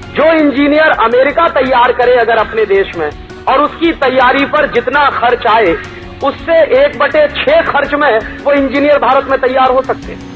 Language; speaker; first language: Hindi; native; Hindi